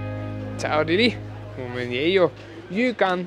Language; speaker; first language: Chinese; non-native, fluent; German